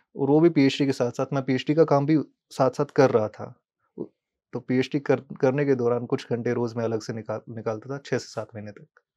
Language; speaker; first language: Hindi; native; Hindi